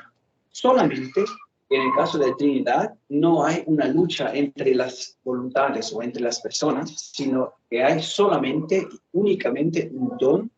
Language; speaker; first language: Spanish; non-native, fluent; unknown